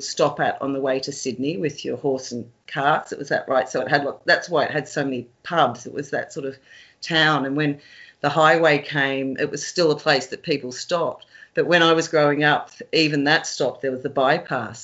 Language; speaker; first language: English; native; English